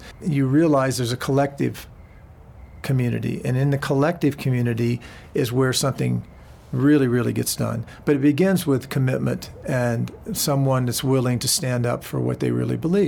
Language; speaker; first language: English; native; English